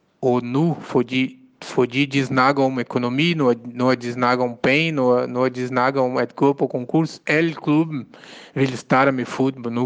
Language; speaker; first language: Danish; non-native, learner; Portuguese